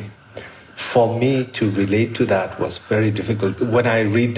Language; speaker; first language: English; non-native, local second language; Sherpa